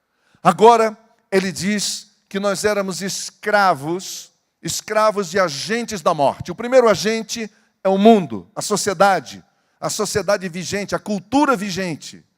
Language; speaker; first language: Portuguese; native; Portuguese